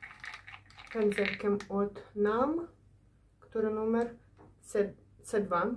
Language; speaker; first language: Polish; non-native, learner; Ukrainian